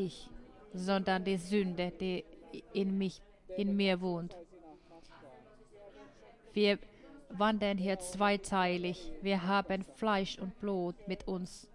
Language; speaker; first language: German; non-native, fluent; Finnish